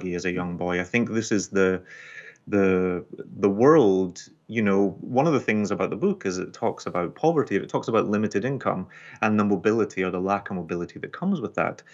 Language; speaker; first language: English; non-native, local second language; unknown